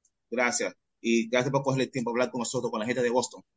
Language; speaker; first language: Spanish; early bilingual, other home language; English